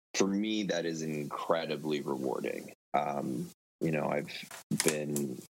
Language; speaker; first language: English; native; English